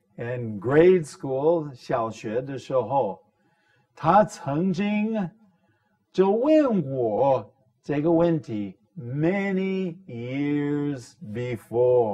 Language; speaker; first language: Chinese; non-native, fluent; English